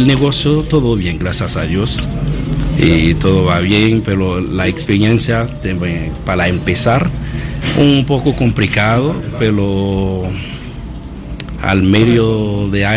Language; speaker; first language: Spanish; non-native, learner; Haitian Creole